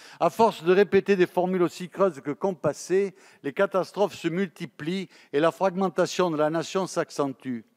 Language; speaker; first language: French; native; French